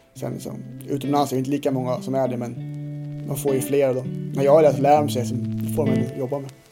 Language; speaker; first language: Swedish; native; Swedish